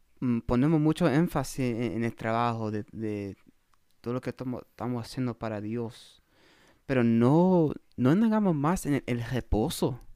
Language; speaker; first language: Spanish; early bilingual, heritage; Spanish